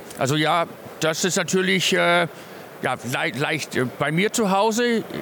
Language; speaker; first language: German; non-native, fluent; English